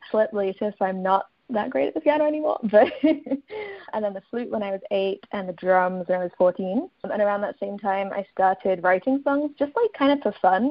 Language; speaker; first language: English; native; English